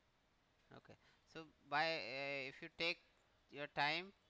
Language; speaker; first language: English; non-native, local second language; Hindi